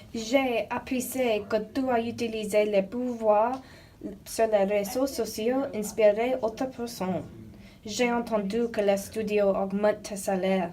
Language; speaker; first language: French; non-native, learner; English